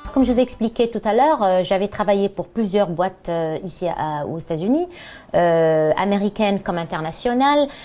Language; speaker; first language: French; non-native, local second language; Arabic